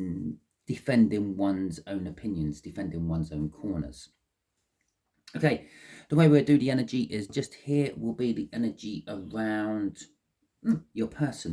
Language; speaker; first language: English; native; English